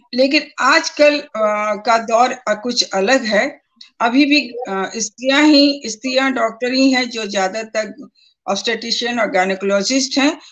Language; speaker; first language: Hindi; native; Hindi